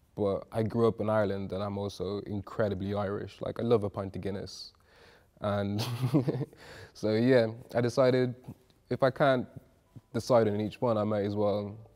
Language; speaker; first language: English; native; English